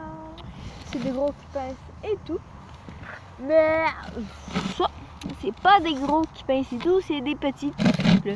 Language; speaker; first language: French; native; French